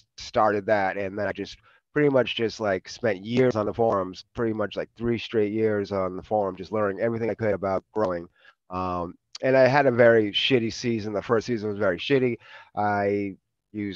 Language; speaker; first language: English; native; English